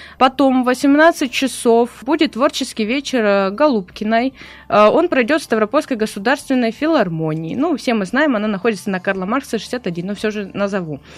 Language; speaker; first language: Russian; native; Russian